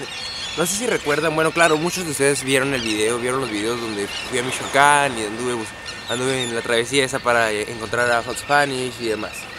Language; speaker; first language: Spanish; native; Spanish